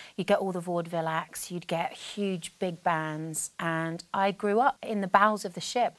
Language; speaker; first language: English; native; English